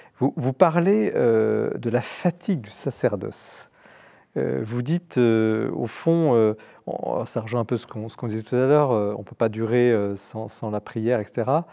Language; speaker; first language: French; native; French